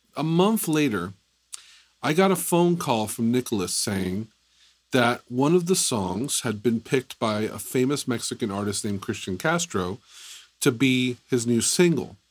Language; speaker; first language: English; native; English